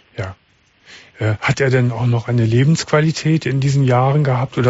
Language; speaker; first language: German; native; German